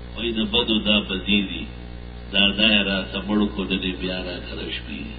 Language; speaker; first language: Urdu; non-native, local second language; Pashto